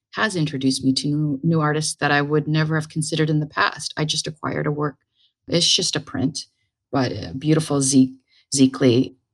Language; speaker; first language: English; native; English